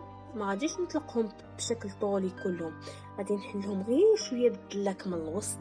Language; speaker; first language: Arabic; native; Arabic